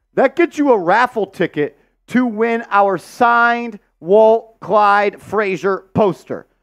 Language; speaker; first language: English; native; English